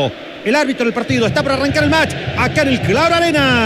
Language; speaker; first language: Spanish; native; Spanish